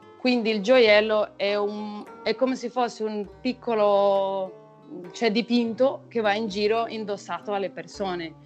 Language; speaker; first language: Italian; non-native, fluent; Spanish